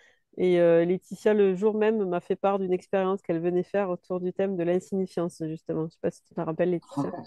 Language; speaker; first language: French; native; French